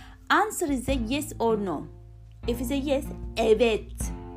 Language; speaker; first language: English; non-native, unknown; Turkish